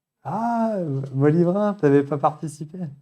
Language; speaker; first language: French; native; French